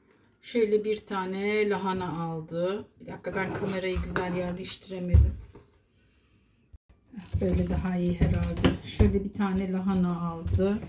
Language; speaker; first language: Turkish; native; Turkish